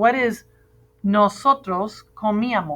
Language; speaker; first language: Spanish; non-native, fluent; English